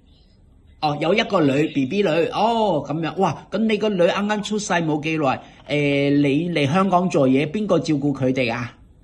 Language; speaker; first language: Cantonese; native; Cantonese